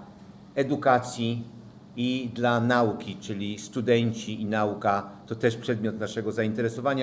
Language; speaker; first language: Polish; native; Polish